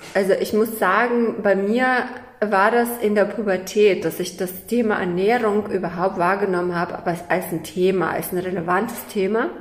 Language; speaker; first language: German; early bilingual, other home language; Russian